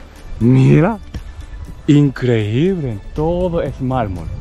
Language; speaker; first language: Spanish; non-native, learner; Japanese